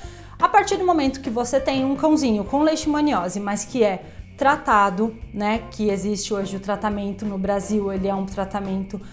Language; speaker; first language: Portuguese; native; Portuguese